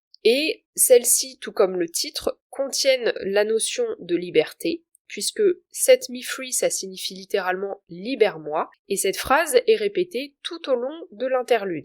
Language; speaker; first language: French; native; French